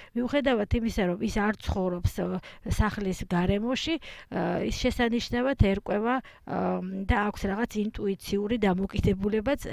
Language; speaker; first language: Georgian; native; Georgian